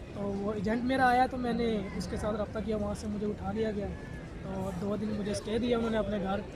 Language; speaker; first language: Urdu; native; Urdu